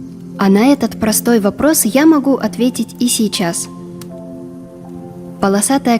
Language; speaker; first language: Russian; native; Russian